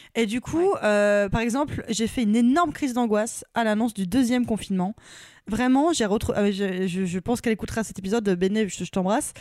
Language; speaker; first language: French; native; French